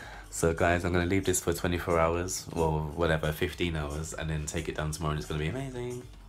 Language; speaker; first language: English; native; English